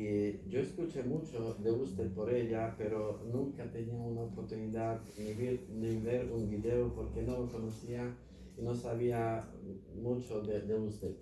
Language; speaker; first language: Spanish; non-native, fluent; Slovak